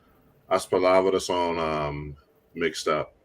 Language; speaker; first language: Portuguese; non-native, learner; English